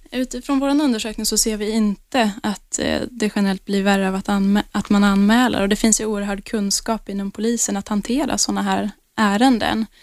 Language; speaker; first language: Swedish; native; Swedish